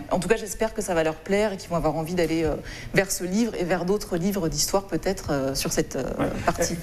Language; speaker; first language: French; native; French